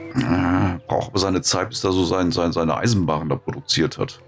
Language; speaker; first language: German; native; German